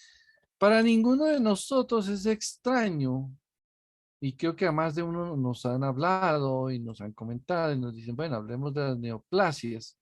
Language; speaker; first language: Spanish; native; Spanish